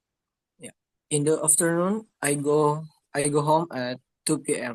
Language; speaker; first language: English; non-native, learner; Indonesian